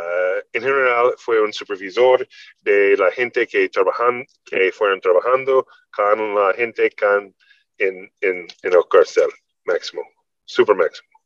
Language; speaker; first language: Spanish; non-native, learner; English